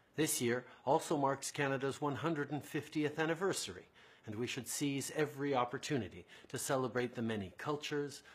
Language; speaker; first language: English; native; English